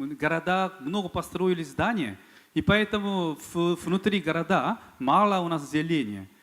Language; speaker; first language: Russian; non-native, fluent; Korean